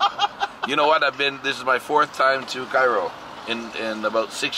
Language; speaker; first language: English; native; English